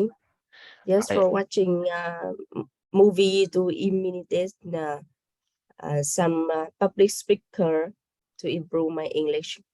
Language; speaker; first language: English; non-native, learner; Vietnamese